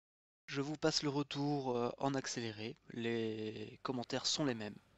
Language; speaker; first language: French; native; French